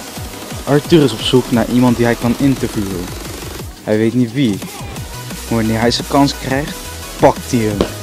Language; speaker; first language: Dutch; native; Dutch